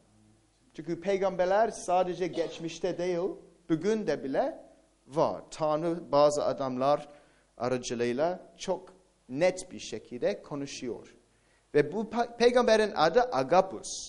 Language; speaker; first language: Turkish; non-native, fluent; English